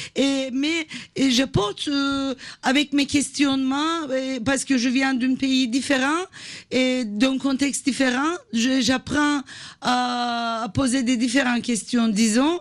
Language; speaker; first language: French; non-native, fluent; Turkish